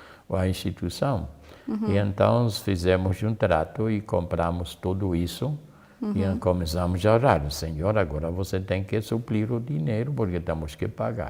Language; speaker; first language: Portuguese; non-native, fluent; German